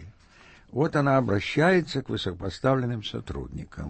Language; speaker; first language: Russian; native; Russian